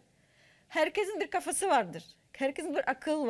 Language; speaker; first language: Turkish; non-native, fluent; Russian